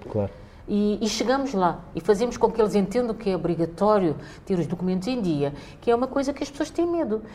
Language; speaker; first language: Portuguese; non-native, local second language; Kabuverdianu